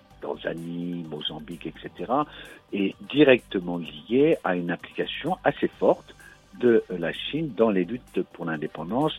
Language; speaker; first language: French; native; French